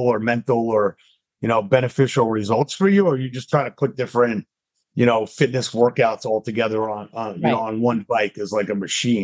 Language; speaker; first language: English; native; English